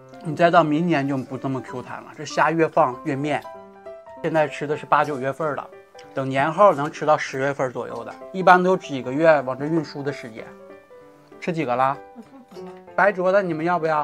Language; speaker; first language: Chinese; native; Chinese